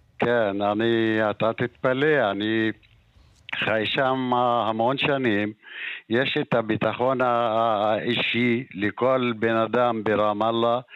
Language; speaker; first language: Hebrew; non-native, local second language; Arabic